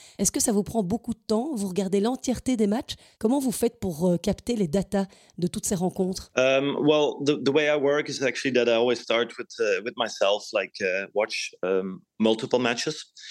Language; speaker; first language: French; native; French